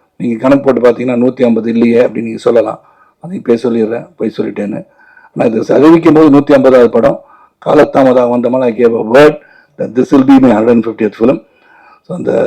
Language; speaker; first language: Tamil; native; Tamil